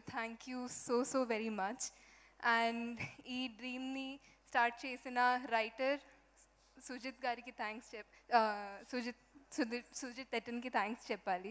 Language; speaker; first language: Telugu; non-native, fluent; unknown